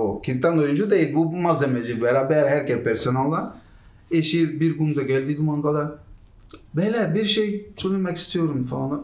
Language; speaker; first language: Turkish; non-native, learner; Portuguese